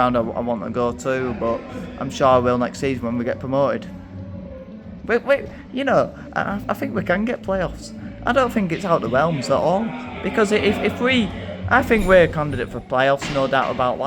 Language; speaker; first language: English; native; English